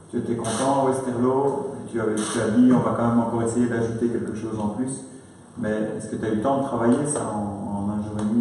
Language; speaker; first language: French; native; French